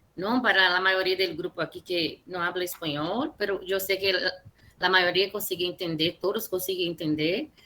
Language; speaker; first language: Spanish; non-native, fluent; Portuguese